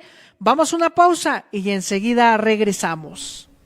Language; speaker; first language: Spanish; native; Spanish